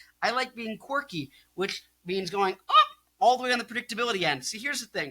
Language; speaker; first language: English; native; English